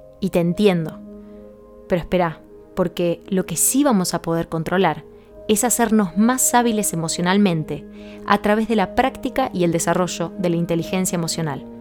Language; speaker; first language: Spanish; native; Spanish